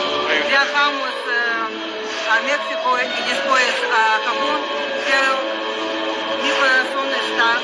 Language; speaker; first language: Spanish; non-native, learner; Russian